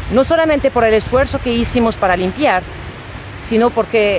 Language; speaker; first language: Spanish; non-native, fluent; French